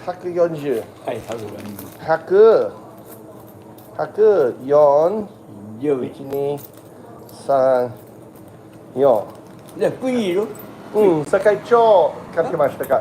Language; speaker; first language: Japanese; non-native, learner; English